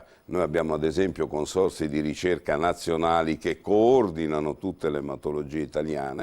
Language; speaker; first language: Italian; native; Italian